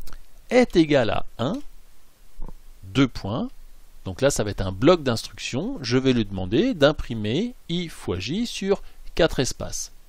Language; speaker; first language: French; native; French